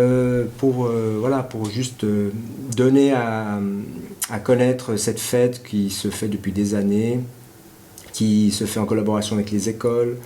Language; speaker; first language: French; native; French